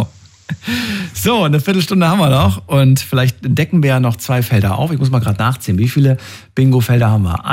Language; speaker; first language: German; native; German